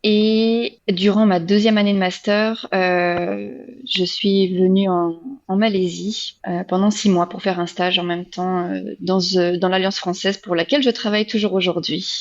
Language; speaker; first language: French; native; French